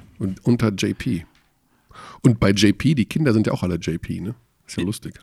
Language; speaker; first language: German; native; German